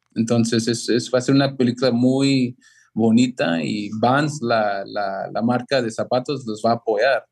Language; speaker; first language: Spanish; early bilingual, heritage; Spanish